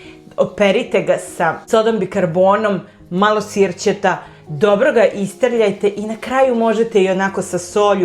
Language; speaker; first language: Serbian; native; Serbian